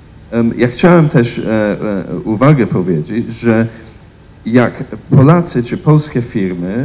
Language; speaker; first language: Polish; non-native, fluent; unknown